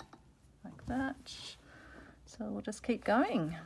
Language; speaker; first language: English; native; English